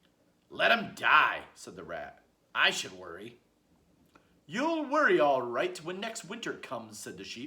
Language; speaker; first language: English; native; English